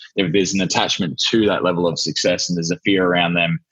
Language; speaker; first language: English; native; English